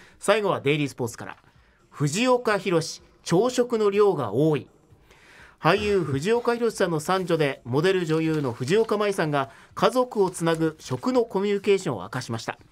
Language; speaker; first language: Japanese; native; Japanese